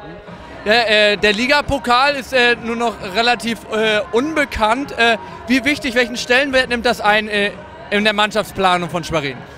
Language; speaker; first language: German; native; German